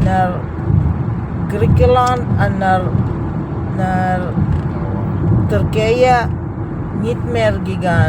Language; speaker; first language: Dutch; non-native, learner; Filipino